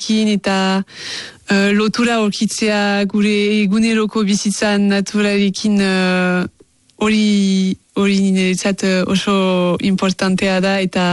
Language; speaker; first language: Basque; non-native, local second language; French